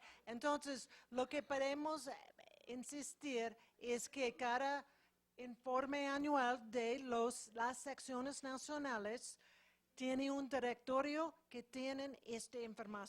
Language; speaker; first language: Spanish; non-native, fluent; English